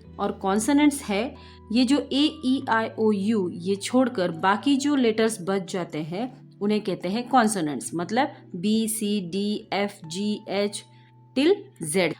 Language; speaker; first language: Hindi; non-native, local second language; Marathi